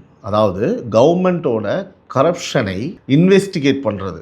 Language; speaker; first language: Tamil; native; Tamil